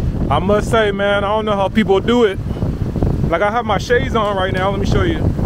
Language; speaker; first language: English; native; English